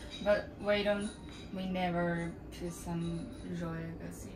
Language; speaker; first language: English; non-native, learner; Chinese